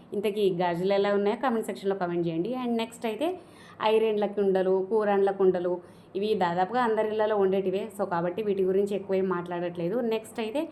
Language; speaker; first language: Telugu; non-native, local second language; Lambadi